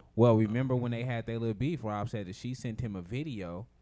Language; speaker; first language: English; native; English